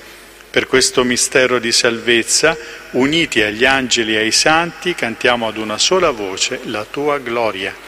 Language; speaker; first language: Italian; native; Italian